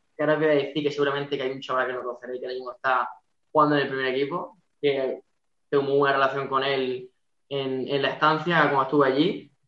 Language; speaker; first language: Spanish; native; Spanish